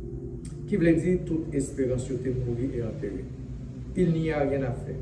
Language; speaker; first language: French; non-native, local second language; Haitian Creole